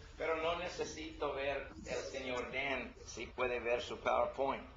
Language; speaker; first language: Spanish; non-native, learner; English